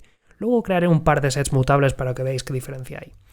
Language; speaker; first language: Spanish; native; Spanish